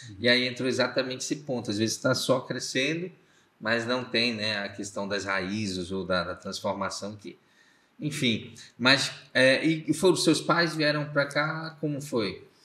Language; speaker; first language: Portuguese; native; Portuguese